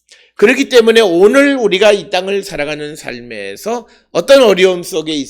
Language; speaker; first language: Korean; native; Korean